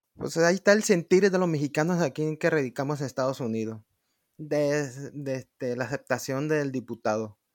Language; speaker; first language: Spanish; native; Spanish